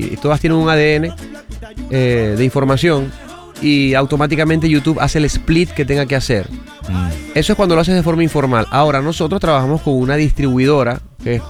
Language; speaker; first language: Spanish; native; Spanish